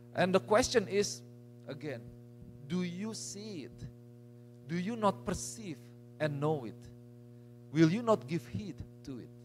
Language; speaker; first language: English; non-native, fluent; Indonesian